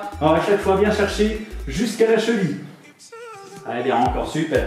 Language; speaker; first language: French; native; French